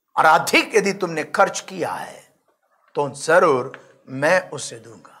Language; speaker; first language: Hindi; non-native, local second language; Malayalam